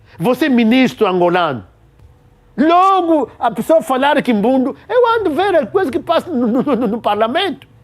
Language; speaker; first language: Portuguese; non-native, local second language; Kongo